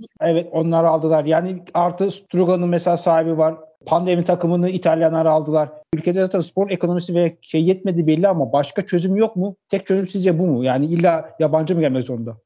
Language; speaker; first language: Turkish; native; Turkish